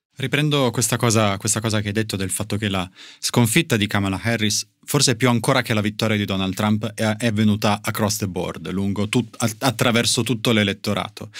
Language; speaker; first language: Italian; native; Italian